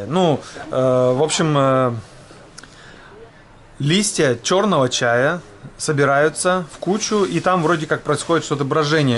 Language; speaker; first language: Russian; native; Russian